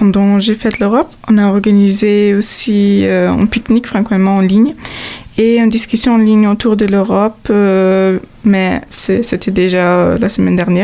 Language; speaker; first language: French; non-native, fluent; German